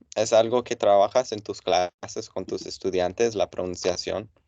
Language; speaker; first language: Spanish; non-native, fluent; English